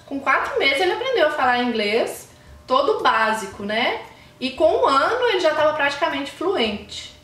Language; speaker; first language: Portuguese; native; Portuguese